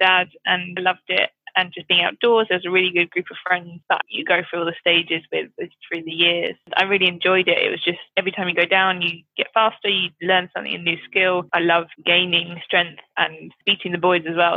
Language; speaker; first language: English; native; English